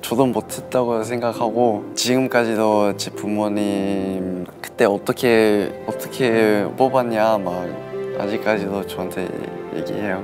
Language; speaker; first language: Korean; non-native, fluent; Chinese